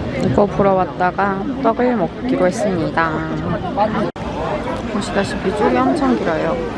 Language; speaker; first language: Korean; native; Korean